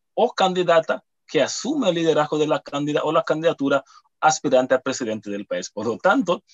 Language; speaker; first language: Spanish; native; Spanish